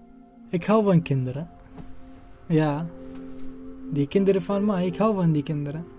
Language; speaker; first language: Dutch; non-native, learner; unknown